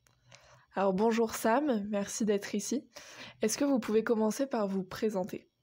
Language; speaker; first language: French; native; French